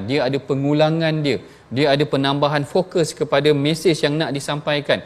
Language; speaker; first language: Malay; native; Malay